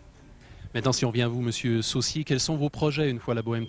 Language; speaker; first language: French; native; French